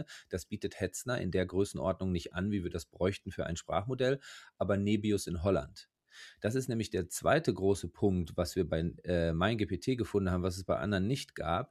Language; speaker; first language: German; native; German